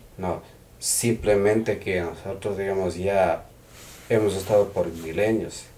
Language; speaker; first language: Spanish; non-native, local second language; Quechua